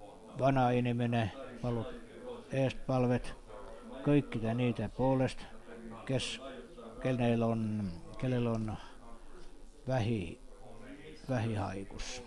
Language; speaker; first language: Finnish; non-native, learner; Estonian